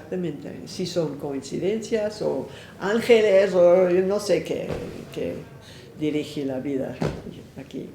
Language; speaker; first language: Spanish; non-native, fluent; English